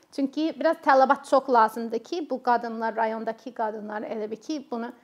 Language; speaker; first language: Azerbaijani; non-native, fluent; English